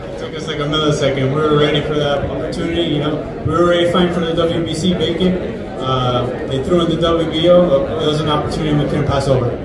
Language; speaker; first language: English; native; English